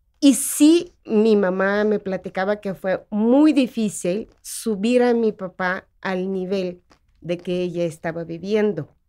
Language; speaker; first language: Spanish; non-native, fluent; Russian